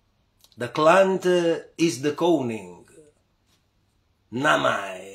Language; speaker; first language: Dutch; non-native, learner; Italian